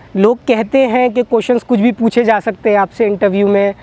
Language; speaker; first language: Hindi; native; Hindi